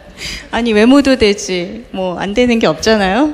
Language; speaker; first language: Korean; native; Korean